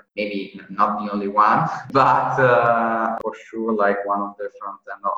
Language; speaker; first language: English; non-native, fluent; Italian